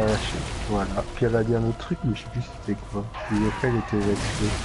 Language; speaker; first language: French; native; French